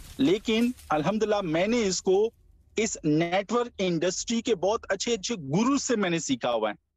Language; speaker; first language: Urdu; non-native, local second language; Pashto